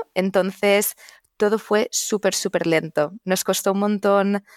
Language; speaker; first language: Spanish; non-native, local second language; Catalan